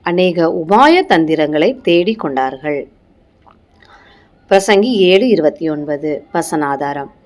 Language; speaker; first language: Tamil; native; Tamil